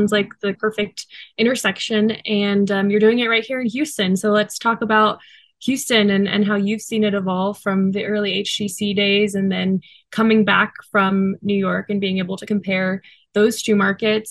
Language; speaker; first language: English; native; English